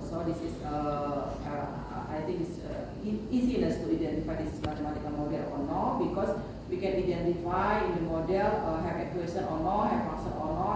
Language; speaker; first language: English; non-native, learner; Indonesian